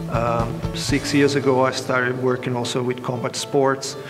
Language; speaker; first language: English; non-native, fluent; Italian